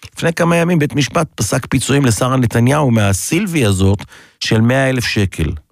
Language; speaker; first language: Hebrew; native; Hebrew